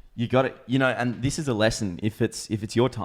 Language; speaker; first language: English; native; English